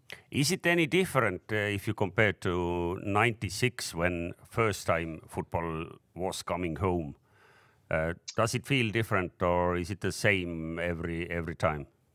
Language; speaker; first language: English; non-native, fluent; Estonian